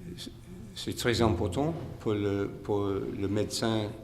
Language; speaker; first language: French; non-native, fluent; English